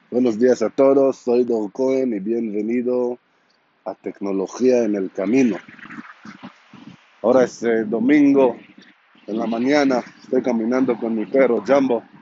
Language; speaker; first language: Spanish; non-native, learner; Hebrew